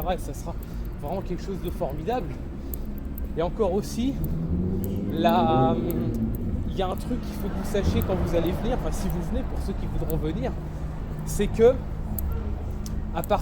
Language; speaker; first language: French; native; French